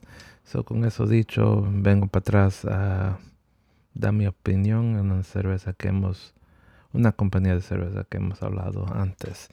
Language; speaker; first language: Spanish; early bilingual, heritage; Spanish